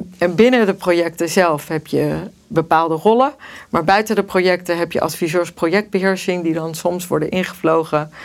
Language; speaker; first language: Dutch; early bilingual, other home language; Persian